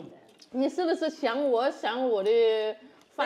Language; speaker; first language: Chinese; non-native, learner; Indonesian